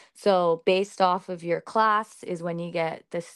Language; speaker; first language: English; early bilingual, other home language; Hindi